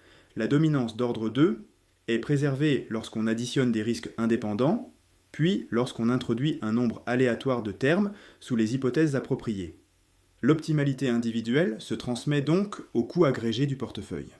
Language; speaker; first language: French; native; French